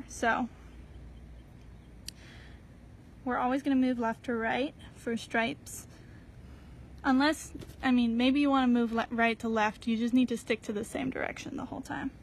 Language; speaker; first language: English; native; English